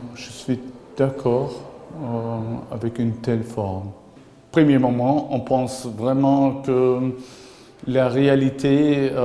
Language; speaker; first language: French; non-native, learner; German